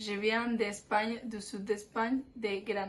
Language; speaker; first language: French; non-native, learner; Spanish